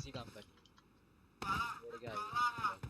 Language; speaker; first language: Hindi; native; Hindi